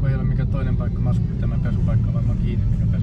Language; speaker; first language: Finnish; native; Finnish